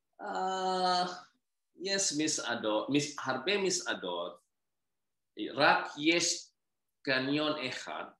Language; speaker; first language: Hebrew; non-native, learner; Indonesian